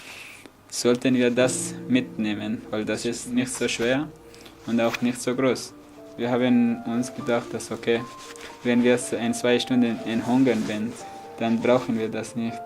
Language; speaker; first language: German; non-native, fluent; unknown